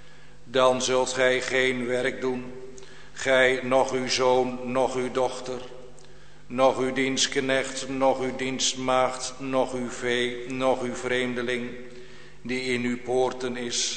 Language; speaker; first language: Dutch; native; Dutch